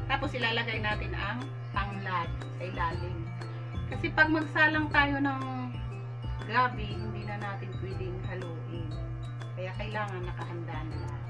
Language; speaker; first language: Filipino; non-native, local second language; Waray